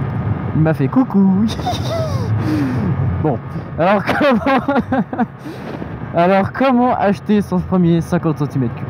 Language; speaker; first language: French; native; French